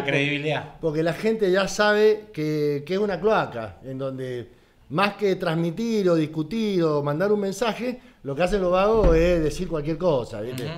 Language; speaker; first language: Spanish; native; Spanish